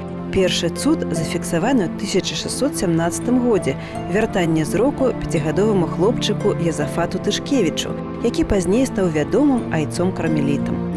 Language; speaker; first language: Belarusian; native; Belarusian